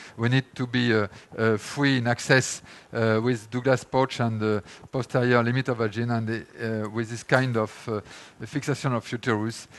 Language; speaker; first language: English; non-native, fluent; French